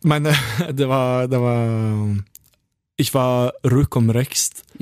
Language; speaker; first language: German; non-native, learner; Norwegian